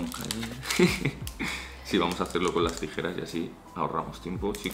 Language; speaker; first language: Spanish; native; Spanish